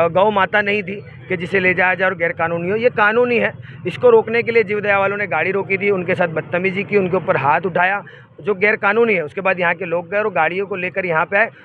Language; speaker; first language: Hindi; non-native, local second language; Gujarati